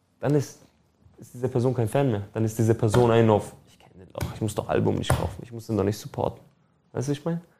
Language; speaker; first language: German; early bilingual, other home language; Albanian